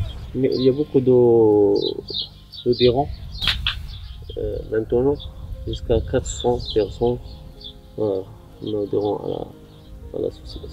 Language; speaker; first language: French; non-native, learner; Arabic